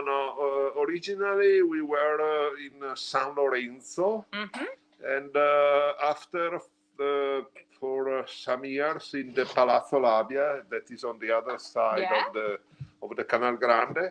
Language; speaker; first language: English; non-native, learner; Italian